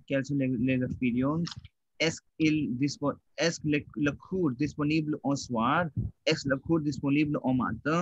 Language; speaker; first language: French; non-native, fluent; Hindi